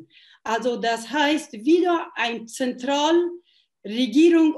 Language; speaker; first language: German; non-native, fluent; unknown